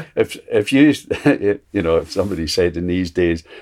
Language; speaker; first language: English; native; English